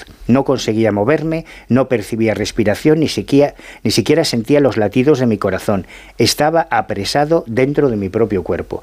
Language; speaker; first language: Spanish; native; Spanish